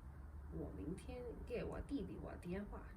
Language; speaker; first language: Chinese; non-native, learner; English